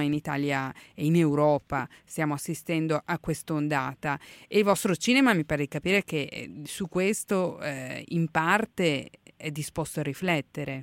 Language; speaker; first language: Italian; native; Italian